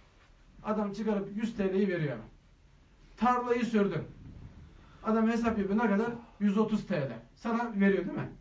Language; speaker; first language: Turkish; native; Turkish